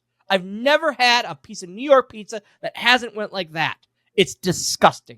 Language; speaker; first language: English; native; English